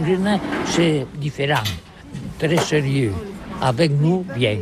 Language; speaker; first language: French; non-native, learner; Catalan